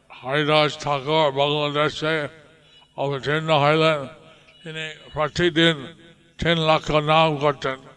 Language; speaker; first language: Bangla; non-native, fluent; English